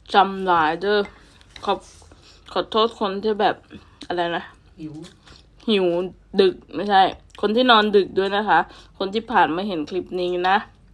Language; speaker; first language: Thai; non-native, local second language; Northeastern Thai